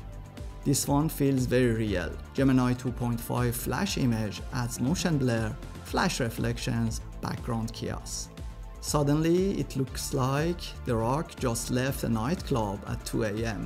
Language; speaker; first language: English; non-native, fluent; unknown